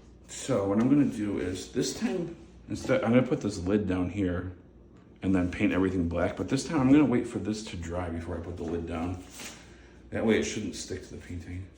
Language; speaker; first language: English; native; English